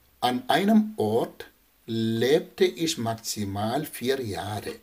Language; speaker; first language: German; non-native, fluent; Malayalam